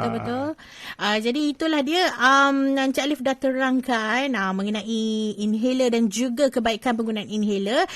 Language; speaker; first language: Malay; native; Malay